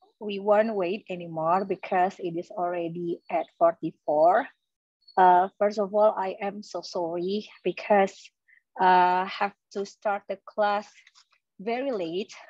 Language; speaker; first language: English; non-native, fluent; Indonesian